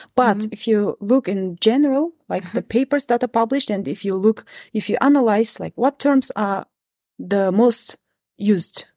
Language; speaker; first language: English; non-native, fluent; Kazakh